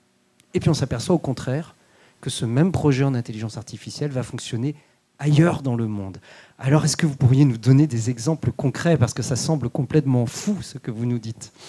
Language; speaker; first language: French; native; French